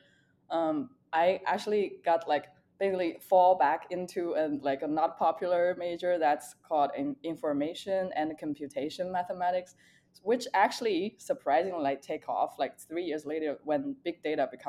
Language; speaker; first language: English; non-native, fluent; Chinese